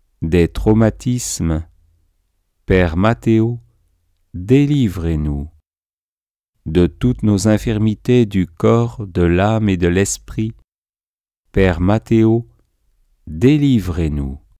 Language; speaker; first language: French; native; French